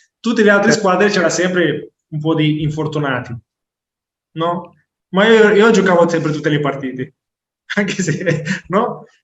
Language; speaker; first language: Italian; non-native, fluent; Romanian